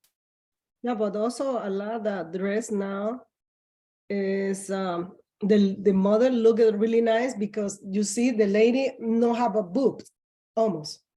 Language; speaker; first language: English; non-native, learner; Spanish